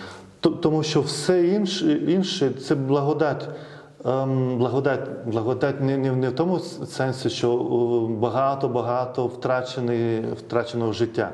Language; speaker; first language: Ukrainian; non-native, fluent; Lithuanian